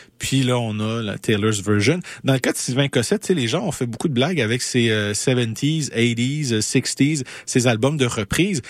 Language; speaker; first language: French; native; French